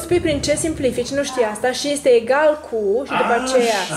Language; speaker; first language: Romanian; native; Romanian